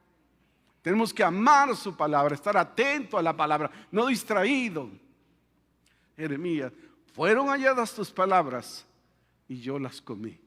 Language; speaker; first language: Spanish; native; Spanish